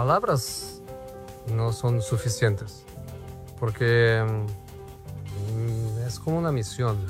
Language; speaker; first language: Spanish; non-native, fluent; Portuguese